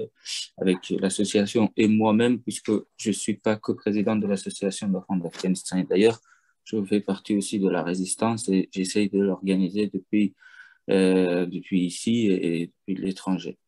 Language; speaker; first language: French; non-native, fluent; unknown